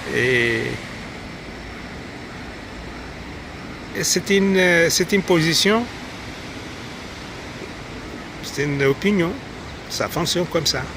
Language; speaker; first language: French; non-native, fluent; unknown